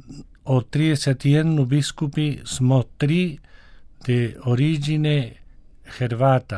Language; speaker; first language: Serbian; early bilingual, heritage; Spanish